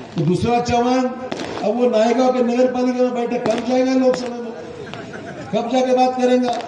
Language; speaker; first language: Hindi; non-native, local second language; Marathi